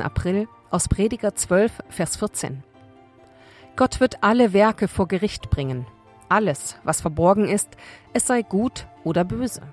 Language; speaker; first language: German; native; German